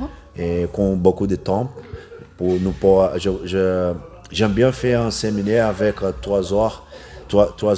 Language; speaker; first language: French; non-native, learner; Portuguese